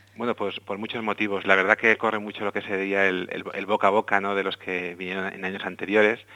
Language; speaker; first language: Spanish; native; Spanish